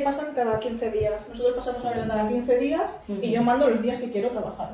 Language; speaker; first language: Spanish; native; Spanish